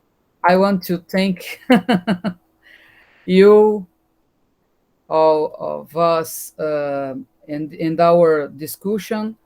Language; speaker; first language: English; non-native, learner; Portuguese